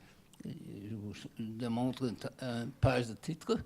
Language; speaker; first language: French; non-native, fluent; English